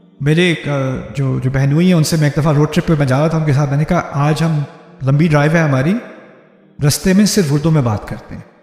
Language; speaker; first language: Urdu; early bilingual, heritage; Urdu